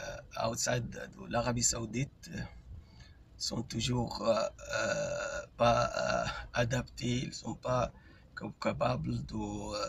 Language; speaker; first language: French; non-native, fluent; Arabic